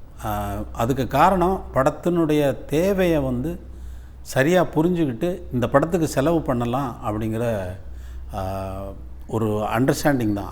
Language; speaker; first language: Tamil; native; Tamil